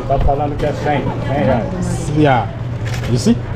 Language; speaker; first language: Portuguese; non-native, learner; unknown